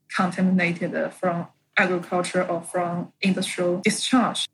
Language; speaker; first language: English; non-native, fluent; Chinese